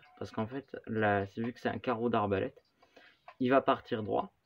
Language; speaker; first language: French; native; French